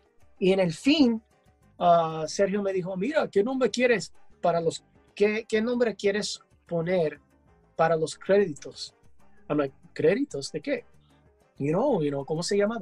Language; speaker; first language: Spanish; early bilingual, heritage; English